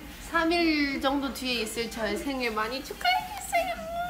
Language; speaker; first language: Korean; early bilingual, heritage; Korean